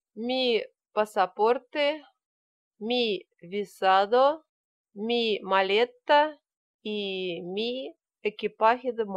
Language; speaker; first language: Spanish; non-native, learner; Russian